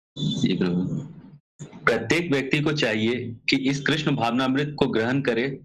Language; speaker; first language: Hindi; native; Hindi